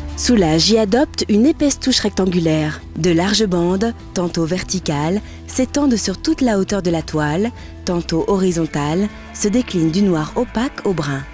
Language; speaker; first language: French; native; French